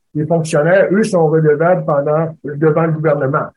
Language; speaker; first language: French; native; French